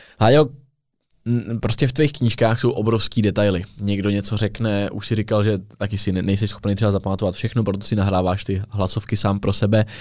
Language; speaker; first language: Czech; native; Czech